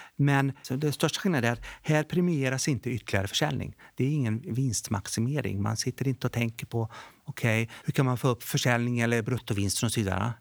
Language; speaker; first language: Swedish; early bilingual, other home language; Bosnian